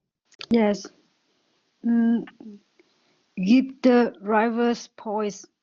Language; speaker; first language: English; non-native, learner; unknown